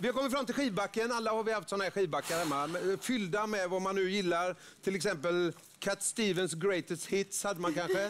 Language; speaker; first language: Swedish; native; Swedish